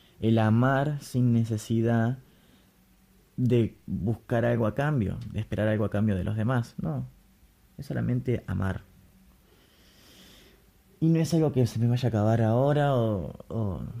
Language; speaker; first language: Spanish; native; Spanish